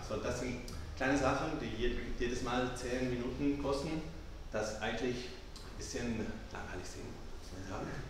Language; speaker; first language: German; non-native, fluent; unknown